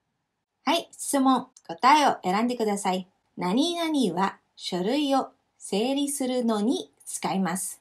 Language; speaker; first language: Japanese; non-native, fluent; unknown